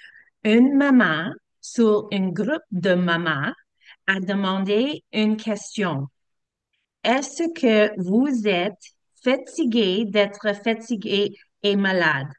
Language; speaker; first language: French; non-native, learner; English